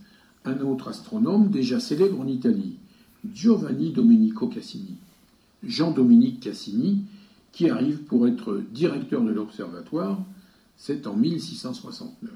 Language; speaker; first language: French; native; French